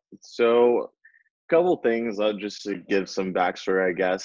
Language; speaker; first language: English; native; English